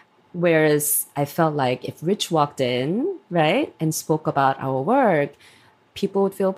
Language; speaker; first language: English; non-native, fluent; Korean